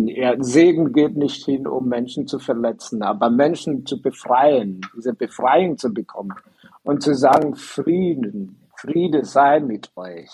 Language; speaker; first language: German; non-native, fluent; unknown